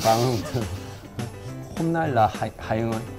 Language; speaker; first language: Vietnamese; non-native, learner; Korean